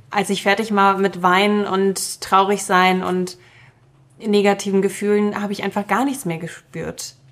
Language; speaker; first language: German; early bilingual, other home language; Russian